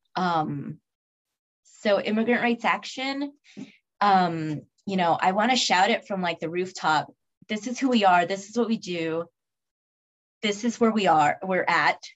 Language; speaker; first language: English; early bilingual, other home language; Spanish